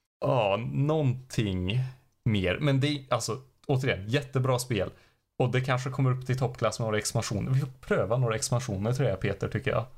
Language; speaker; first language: Swedish; native; Swedish